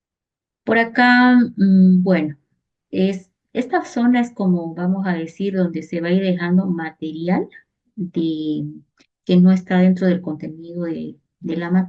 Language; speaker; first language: Spanish; native; Spanish